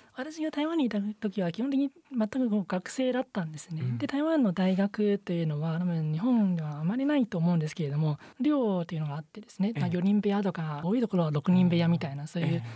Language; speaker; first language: Japanese; non-native, fluent; Chinese